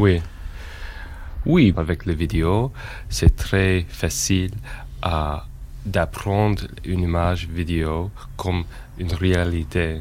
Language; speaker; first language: French; non-native, fluent; English